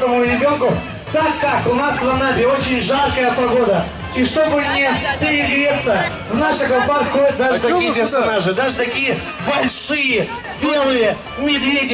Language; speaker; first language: Russian; native; Russian